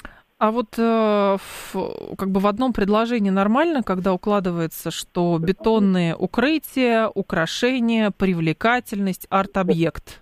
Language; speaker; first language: Russian; native; Russian